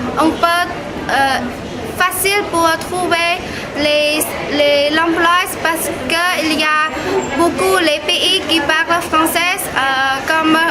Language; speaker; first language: French; non-native, learner; Khmer